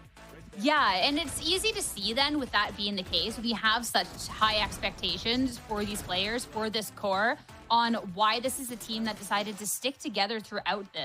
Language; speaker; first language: English; native; English